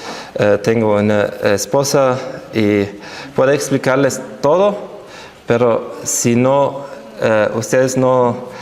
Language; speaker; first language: Spanish; non-native, fluent; German